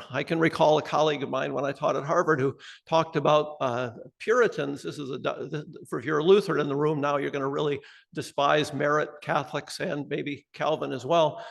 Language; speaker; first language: English; native; English